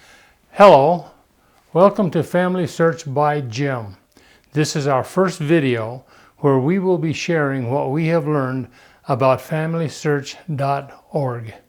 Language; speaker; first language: English; native; English